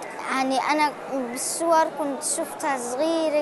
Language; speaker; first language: Arabic; early bilingual, heritage; Arabic